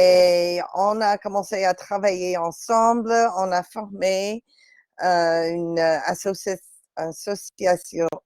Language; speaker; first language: French; non-native, fluent; English